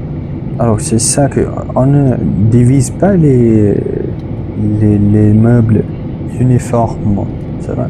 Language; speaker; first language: French; non-native, learner; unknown